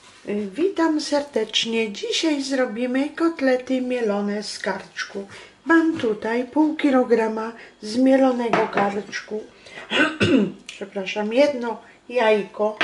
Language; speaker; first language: Polish; native; Polish